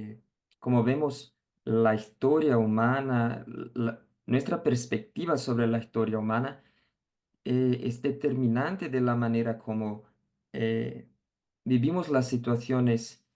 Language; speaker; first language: Spanish; non-native, fluent; Portuguese